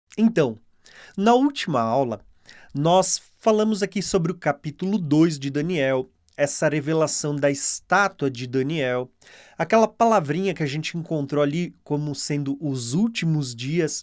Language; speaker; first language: Portuguese; native; Portuguese